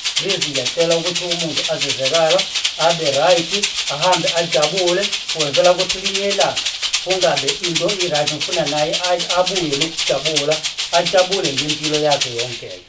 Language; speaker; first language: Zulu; native; Zulu